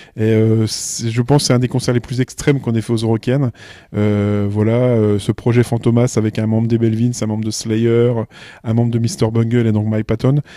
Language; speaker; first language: French; native; French